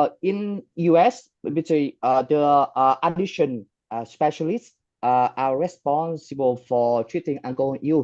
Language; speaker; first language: English; non-native, fluent; Vietnamese